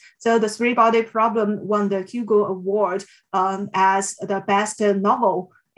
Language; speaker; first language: English; non-native, fluent; Chinese